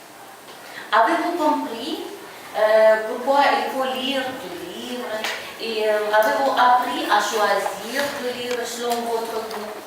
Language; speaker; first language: French; non-native, fluent; Ukrainian